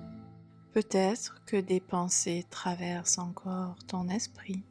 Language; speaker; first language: French; native; French